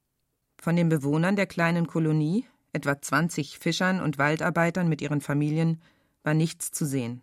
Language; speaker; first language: German; native; German